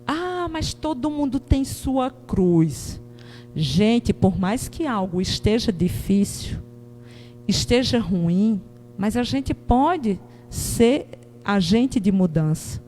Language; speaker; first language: Portuguese; native; Portuguese